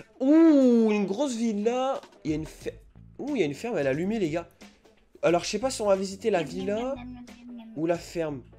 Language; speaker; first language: French; native; French